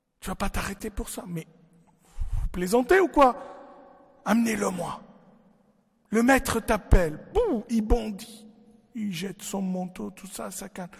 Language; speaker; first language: French; non-native, local second language; Arabic